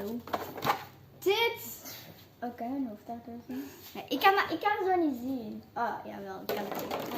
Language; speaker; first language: Dutch; early bilingual, other home language; Filipino